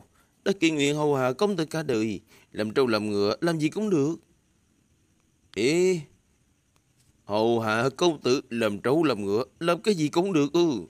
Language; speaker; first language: Vietnamese; native; Vietnamese